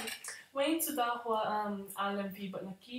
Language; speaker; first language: Arabic; non-native, learner; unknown